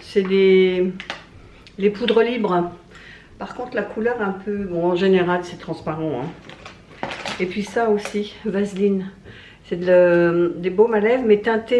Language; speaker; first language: French; native; French